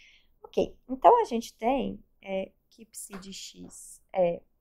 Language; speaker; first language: Portuguese; native; Portuguese